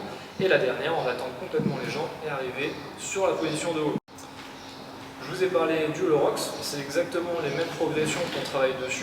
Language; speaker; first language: French; native; French